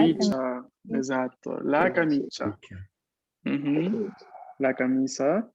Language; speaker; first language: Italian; non-native, fluent; Spanish